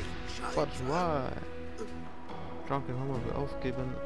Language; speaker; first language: German; native; German